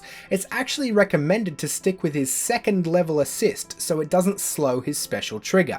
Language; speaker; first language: English; native; English